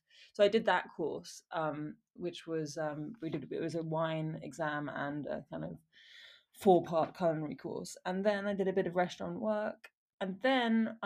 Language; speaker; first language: English; native; English